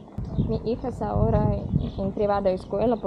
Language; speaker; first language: Spanish; non-native, learner; Russian